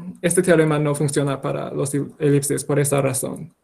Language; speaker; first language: Spanish; non-native, fluent; English